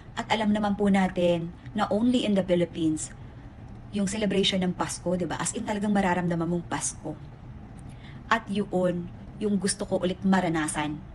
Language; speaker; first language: Filipino; native; Filipino